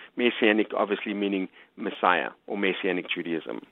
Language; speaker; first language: English; native; English